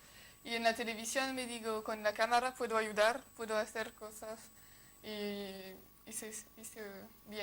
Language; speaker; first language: Spanish; non-native, fluent; French